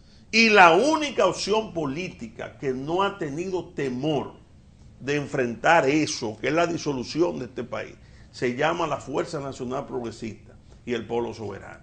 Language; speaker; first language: Spanish; native; Spanish